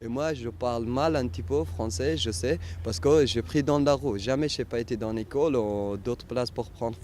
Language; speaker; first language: French; non-native, learner; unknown